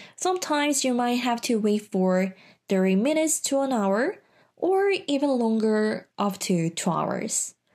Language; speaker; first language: English; non-native, fluent; Korean